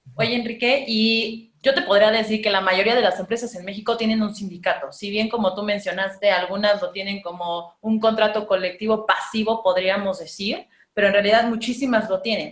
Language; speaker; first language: Spanish; native; Spanish